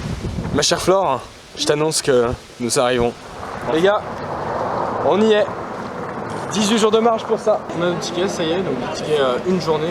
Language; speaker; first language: French; native; French